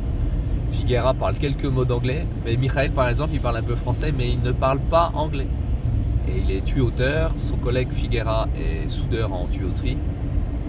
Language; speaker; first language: French; native; French